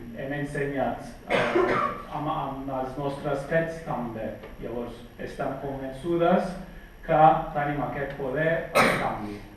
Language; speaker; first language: Catalan; non-native, fluent; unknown